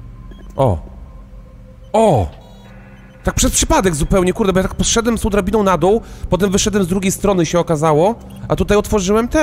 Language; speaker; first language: Polish; native; Polish